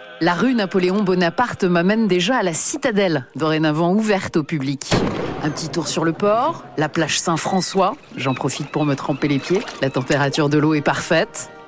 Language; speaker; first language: French; native; French